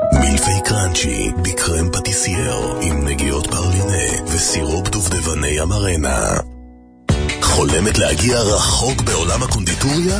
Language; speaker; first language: Hebrew; native; Hebrew